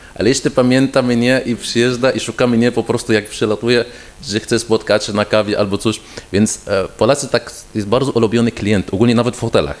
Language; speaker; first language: Polish; non-native, fluent; Arabic